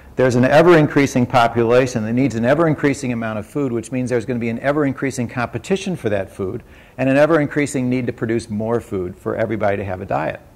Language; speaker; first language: English; native; English